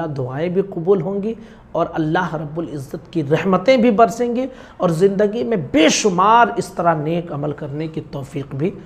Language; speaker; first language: Hindi; native; Hindi